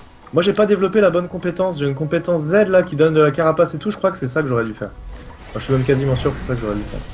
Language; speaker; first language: French; native; French